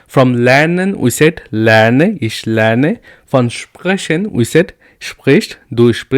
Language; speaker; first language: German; non-native, learner; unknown